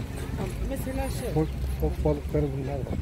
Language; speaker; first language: Turkish; native; Turkish